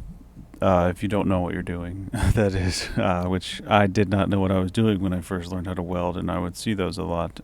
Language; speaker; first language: English; native; English